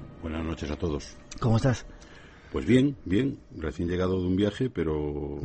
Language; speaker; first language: Spanish; native; Spanish